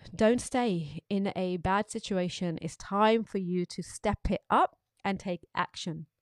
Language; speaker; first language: English; non-native, local second language; Urdu